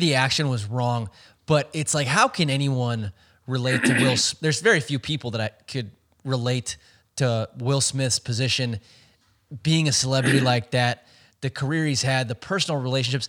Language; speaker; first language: English; native; English